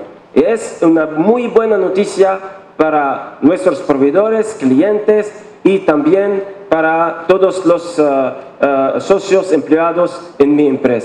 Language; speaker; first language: Spanish; non-native, fluent; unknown